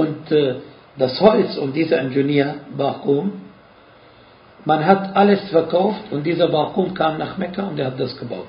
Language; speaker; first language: German; non-native, fluent; Arabic